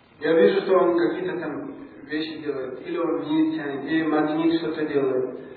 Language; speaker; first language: Russian; non-native, local second language; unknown